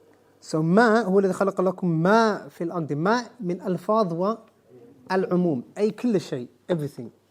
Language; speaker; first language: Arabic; non-native, fluent; English